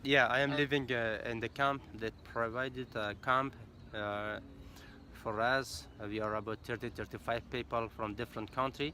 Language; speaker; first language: English; non-native, learner; Persian